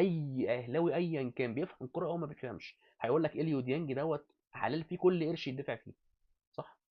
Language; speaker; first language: Arabic; native; Arabic